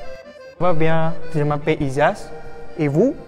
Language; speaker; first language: French; non-native, learner; Malay